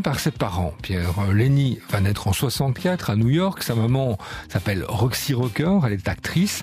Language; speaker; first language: French; native; French